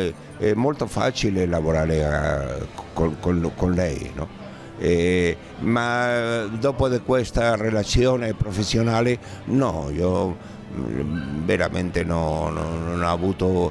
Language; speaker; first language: Italian; non-native, learner; Spanish